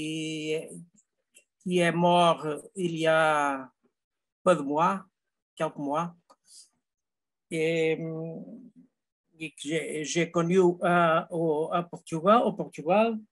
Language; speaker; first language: French; non-native, learner; Portuguese